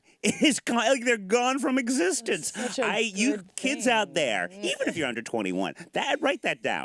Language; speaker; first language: English; native; English